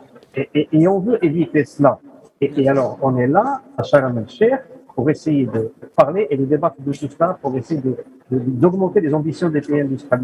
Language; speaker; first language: French; non-native, local second language; Arabic